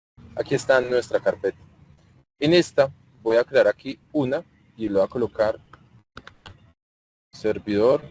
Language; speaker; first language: Spanish; native; Spanish